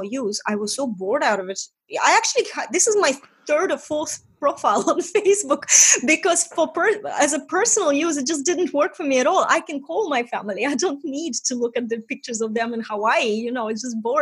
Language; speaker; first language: English; non-native, fluent; Estonian